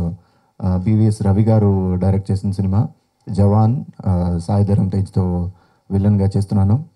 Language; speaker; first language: Telugu; non-native, fluent; Tamil